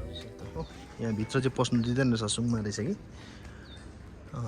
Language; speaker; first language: Nepali; non-native, local second language; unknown